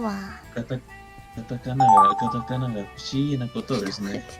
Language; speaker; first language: Japanese; non-native, learner; Spanish